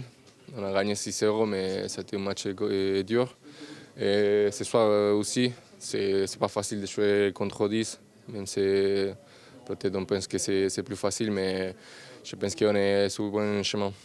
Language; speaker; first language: French; non-native, fluent; Spanish